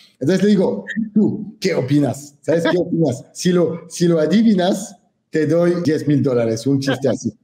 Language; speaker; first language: Spanish; non-native, fluent; French